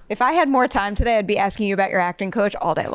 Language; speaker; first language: English; native; English